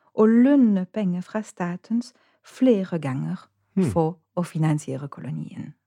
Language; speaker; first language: Norwegian; non-native, fluent; French